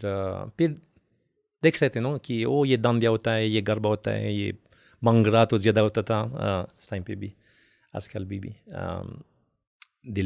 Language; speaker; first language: Hindi; non-native, fluent; French